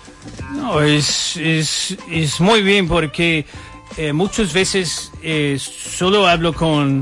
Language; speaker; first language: Spanish; non-native, learner; English